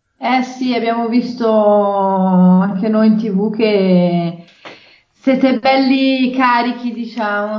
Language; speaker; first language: Italian; native; Italian